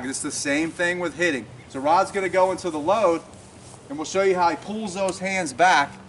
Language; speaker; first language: English; native; English